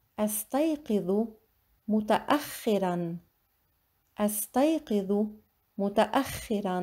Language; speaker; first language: Arabic; non-native, fluent; English